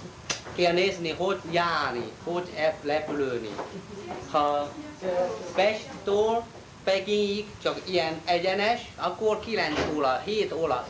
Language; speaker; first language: Hungarian; non-native, learner; Chinese